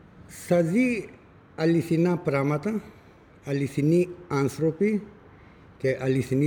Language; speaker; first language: Greek; early bilingual, other home language; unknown